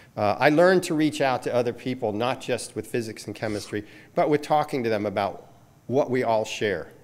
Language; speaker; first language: English; native; English